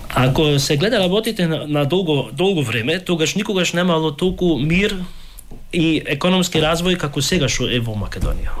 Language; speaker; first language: Macedonian; early bilingual, heritage; Macedonian